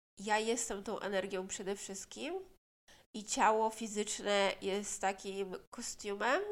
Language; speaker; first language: Polish; native; Polish